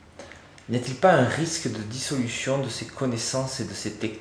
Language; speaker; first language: French; native; French